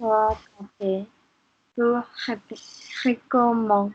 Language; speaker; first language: French; non-native, learner; English